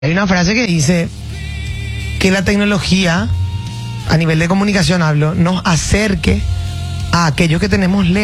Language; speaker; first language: Spanish; native; Spanish